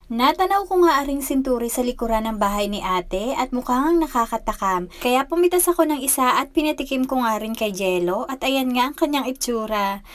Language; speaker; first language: Filipino; native; Filipino